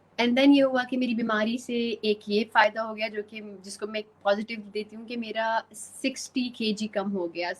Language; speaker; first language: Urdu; native; Urdu